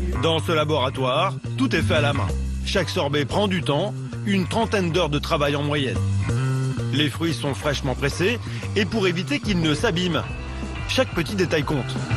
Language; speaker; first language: French; native; French